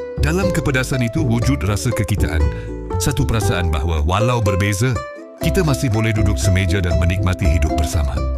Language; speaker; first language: Malay; native; Malay